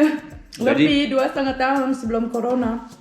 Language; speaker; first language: Indonesian; early bilingual, heritage; Indonesian